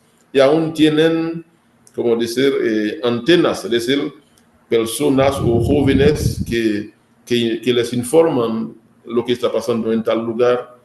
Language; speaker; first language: Spanish; non-native, fluent; Haitian Creole